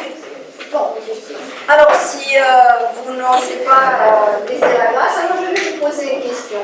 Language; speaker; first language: French; non-native, fluent; Romanian